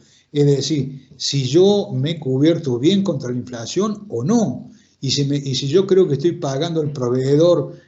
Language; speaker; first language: Spanish; native; Spanish